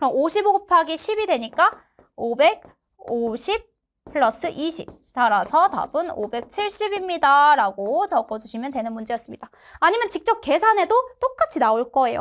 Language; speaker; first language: Korean; native; Korean